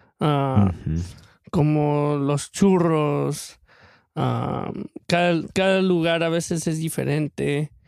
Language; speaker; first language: Spanish; early bilingual, other home language; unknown